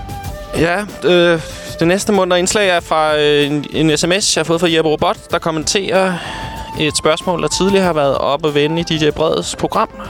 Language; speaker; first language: Danish; native; Danish